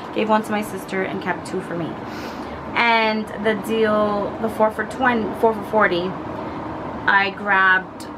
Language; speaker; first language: English; native; English